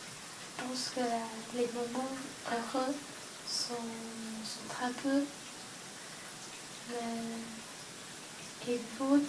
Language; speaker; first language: French; non-native, learner; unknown